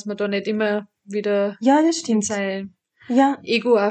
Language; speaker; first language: German; native; German